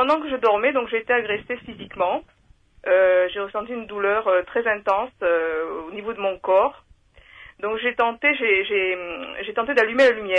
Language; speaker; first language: French; native; French